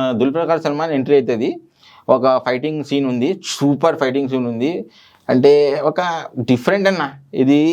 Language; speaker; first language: Telugu; non-native, local second language; Urdu